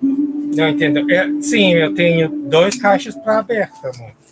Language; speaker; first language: Portuguese; non-native, learner; English